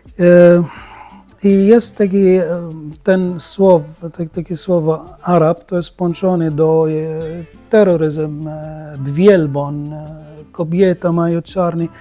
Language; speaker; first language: Polish; non-native, learner; Arabic